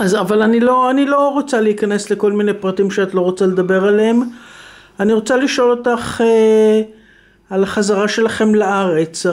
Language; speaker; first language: Hebrew; native; Hebrew